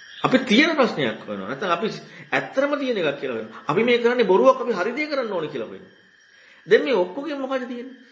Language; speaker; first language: Sinhala; native; Sinhala